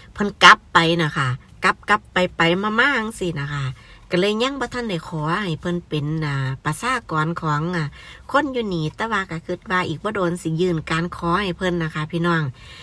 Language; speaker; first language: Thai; native; Thai